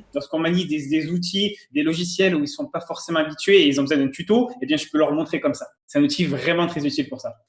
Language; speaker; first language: French; native; French